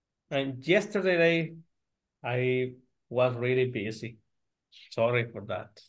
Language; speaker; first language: English; non-native, learner; Spanish